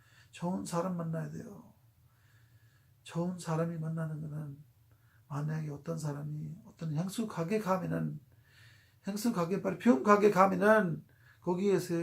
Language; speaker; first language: Korean; non-native, fluent; Urdu